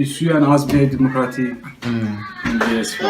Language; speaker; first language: Danish; non-native, learner; Kurdish